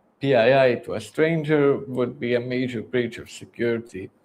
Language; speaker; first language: English; non-native, fluent; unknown